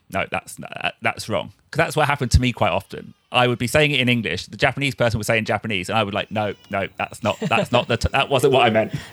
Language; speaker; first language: English; native; English